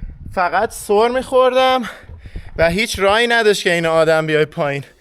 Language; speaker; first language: Persian; native; Persian